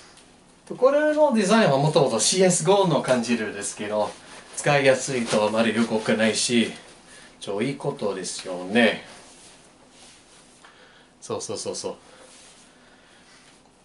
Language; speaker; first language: Japanese; non-native, learner; English